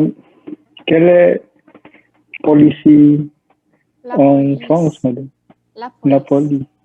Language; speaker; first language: French; non-native, learner; Indonesian